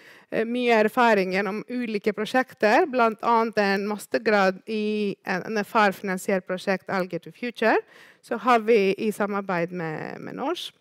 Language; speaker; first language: Norwegian; non-native, fluent; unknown